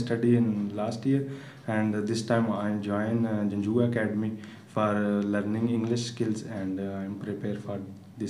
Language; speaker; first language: English; non-native, learner; Punjabi